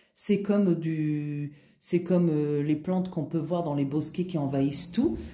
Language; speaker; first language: French; non-native, fluent; Portuguese